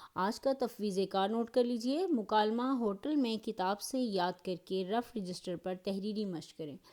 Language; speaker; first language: Urdu; native; Urdu